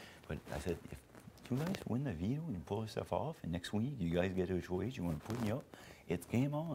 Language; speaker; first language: English; non-native, fluent; French